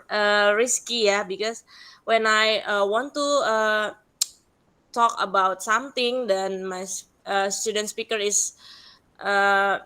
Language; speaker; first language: English; non-native, learner; Indonesian